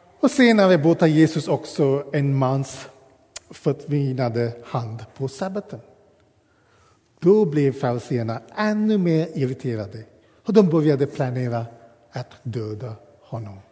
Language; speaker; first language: Swedish; non-native, fluent; English